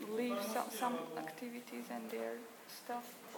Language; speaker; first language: English; non-native, learner; Slovak